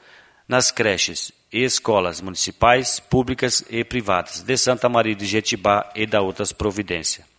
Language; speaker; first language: Portuguese; native; Portuguese